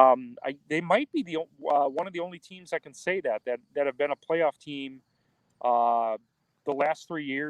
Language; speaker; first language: English; native; English